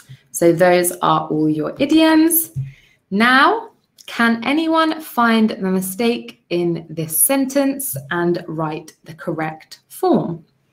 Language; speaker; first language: English; native; English